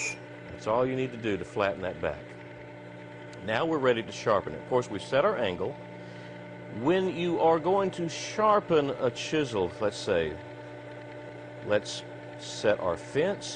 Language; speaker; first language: English; native; English